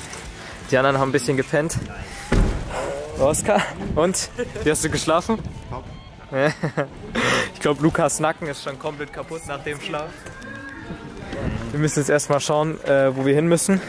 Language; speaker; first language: German; native; German